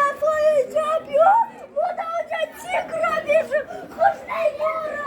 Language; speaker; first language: Russian; early bilingual, other home language; Tajik